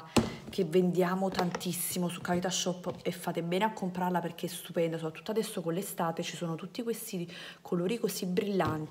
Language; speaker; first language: Italian; native; Italian